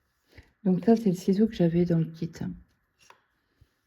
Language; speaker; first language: French; native; French